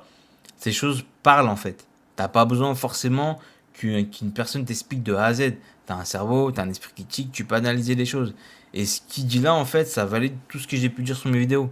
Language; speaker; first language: French; native; French